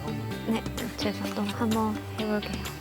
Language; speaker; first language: Korean; non-native, fluent; Chinese